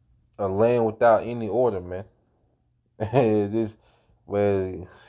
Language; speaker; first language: English; native; English